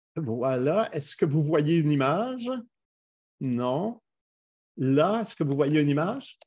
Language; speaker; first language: French; native; French